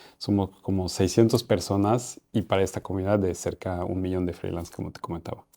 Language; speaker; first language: Spanish; non-native, fluent; French